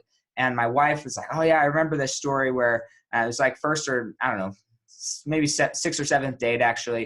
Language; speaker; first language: English; native; English